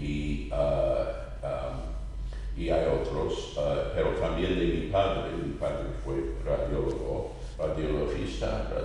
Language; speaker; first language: Spanish; non-native, fluent; English